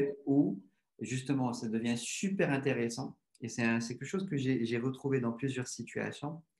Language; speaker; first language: French; non-native, local second language; Arabic